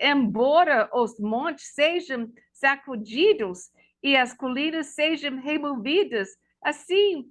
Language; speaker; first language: Portuguese; non-native, learner; English